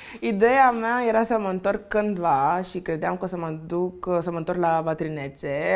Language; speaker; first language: Romanian; non-native, fluent; Spanish